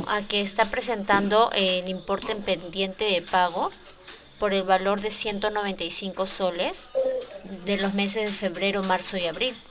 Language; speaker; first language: Spanish; native; Spanish